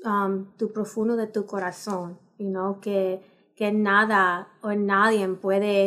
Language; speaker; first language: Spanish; early bilingual, heritage; Spanish